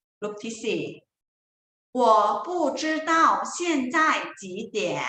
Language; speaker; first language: Chinese; non-native, fluent; Thai